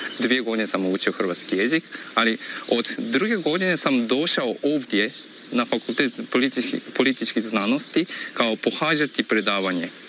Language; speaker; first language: Croatian; non-native, fluent; Japanese